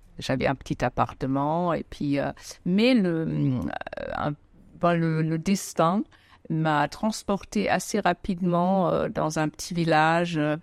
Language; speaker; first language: French; non-native, fluent; German